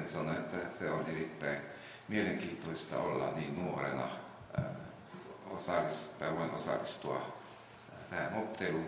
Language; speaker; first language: Finnish; non-native, fluent; Romanian